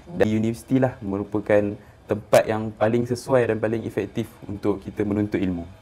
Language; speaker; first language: Malay; native; Malay